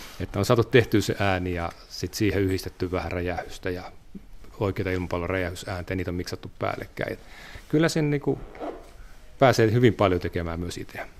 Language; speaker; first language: Finnish; native; Finnish